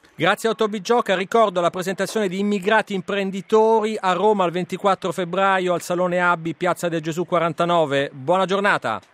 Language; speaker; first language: Italian; native; Italian